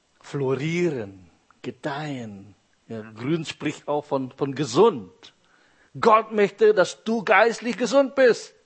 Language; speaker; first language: German; non-native, fluent; Indonesian